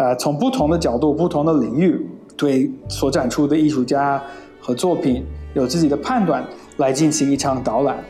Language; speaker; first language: Chinese; non-native, fluent; English